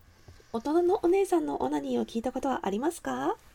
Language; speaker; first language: Japanese; native; Japanese